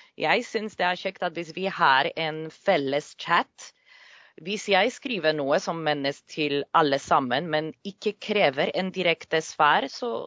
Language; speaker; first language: Norwegian; non-native, fluent; Polish